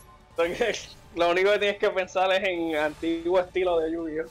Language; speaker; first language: Spanish; native; Spanish